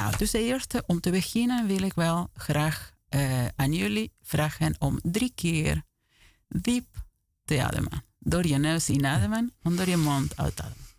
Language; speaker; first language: Dutch; non-native, fluent; Spanish